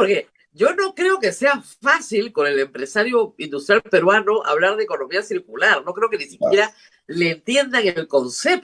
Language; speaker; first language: Spanish; native; Spanish